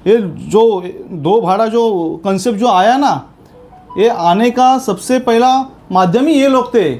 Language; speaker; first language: Hindi; non-native, local second language; Marathi